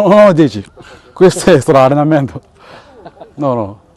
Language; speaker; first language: Italian; non-native, learner; Japanese